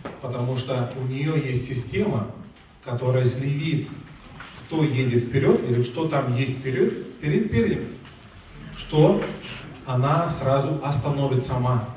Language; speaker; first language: Russian; non-native, fluent; Lithuanian